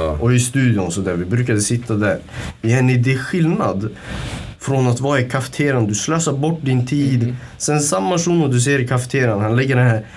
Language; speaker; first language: Swedish; early bilingual, other home language; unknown